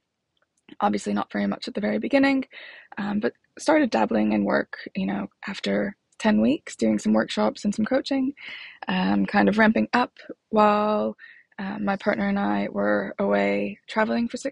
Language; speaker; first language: English; native; English